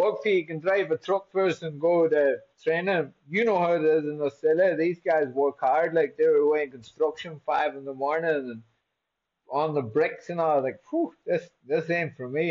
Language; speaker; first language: English; native; English